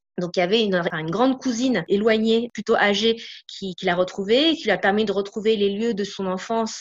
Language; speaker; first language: French; native; French